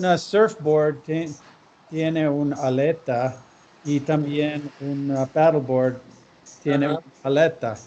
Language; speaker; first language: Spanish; non-native, learner; English